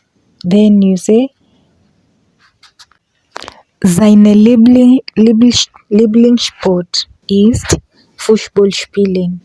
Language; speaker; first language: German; non-native, learner; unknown